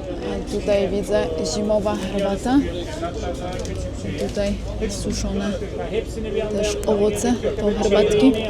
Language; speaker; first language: Polish; native; Polish